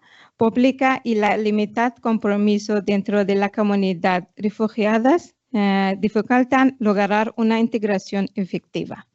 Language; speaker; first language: Spanish; non-native, fluent; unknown